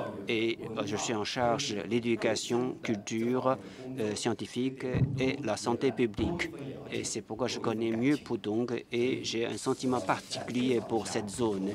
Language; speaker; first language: French; non-native, fluent; Chinese